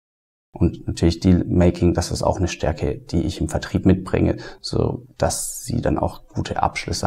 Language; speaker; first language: German; native; German